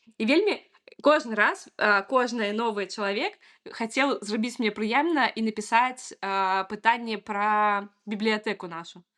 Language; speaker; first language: Belarusian; non-native, local second language; Russian